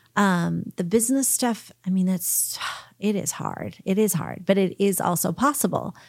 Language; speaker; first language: English; early bilingual, heritage; English